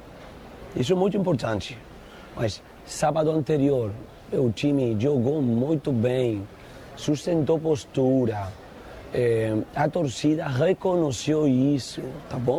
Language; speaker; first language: Portuguese; non-native, learner; Spanish